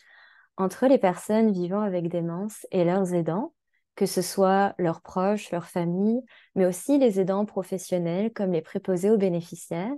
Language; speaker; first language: French; native; French